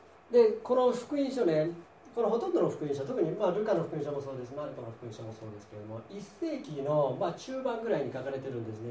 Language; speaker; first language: Japanese; native; Japanese